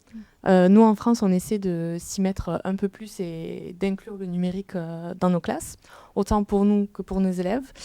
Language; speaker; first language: French; native; French